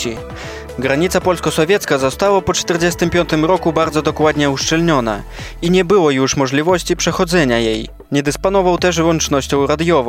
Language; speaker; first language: Polish; native; Polish